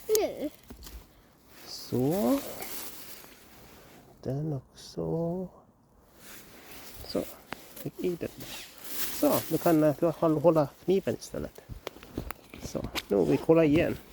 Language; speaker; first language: Swedish; non-native, learner; Thai